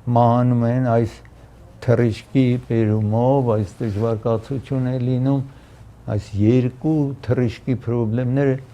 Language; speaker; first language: Armenian; early bilingual, heritage; Armenian